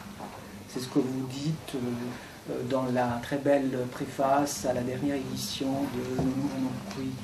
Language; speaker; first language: French; native; French